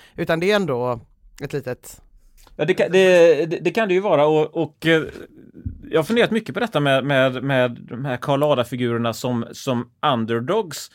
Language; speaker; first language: Swedish; native; Swedish